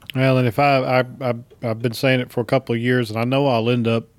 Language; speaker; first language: English; native; English